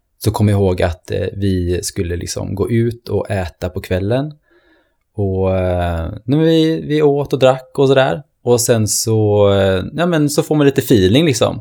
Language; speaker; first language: Swedish; early bilingual, other home language; Norwegian